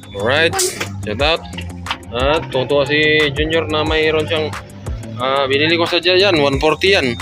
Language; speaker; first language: Filipino; native; Filipino